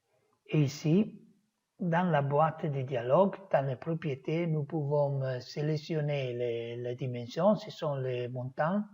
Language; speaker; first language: French; non-native, fluent; Italian